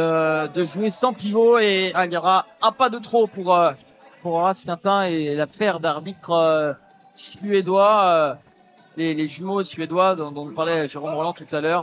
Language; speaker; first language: French; native; French